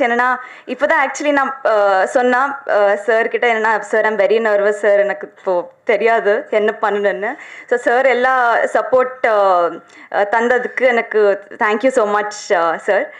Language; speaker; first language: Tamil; non-native, learner; Telugu